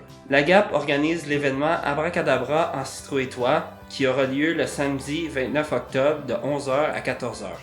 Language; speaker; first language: French; native; French